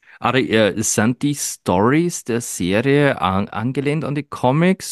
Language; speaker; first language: German; native; German